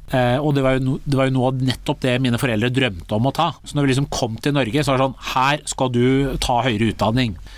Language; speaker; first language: Norwegian; early bilingual, other home language; Persian